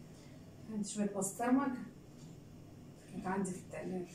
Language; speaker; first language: Arabic; native; Arabic